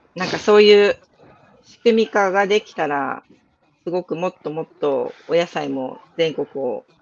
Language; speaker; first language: Japanese; native; Japanese